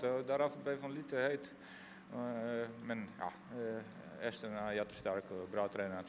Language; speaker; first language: Swedish; non-native, learner; Dutch